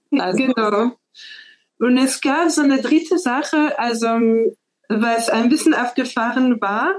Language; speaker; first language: German; non-native, fluent; French